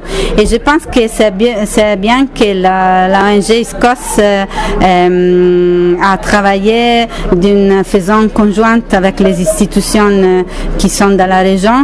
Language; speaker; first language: French; non-native, fluent; Italian